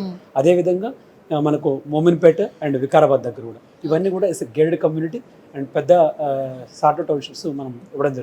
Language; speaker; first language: Telugu; native; Telugu